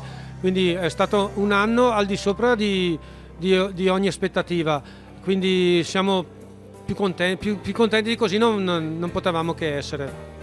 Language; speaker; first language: Italian; native; Italian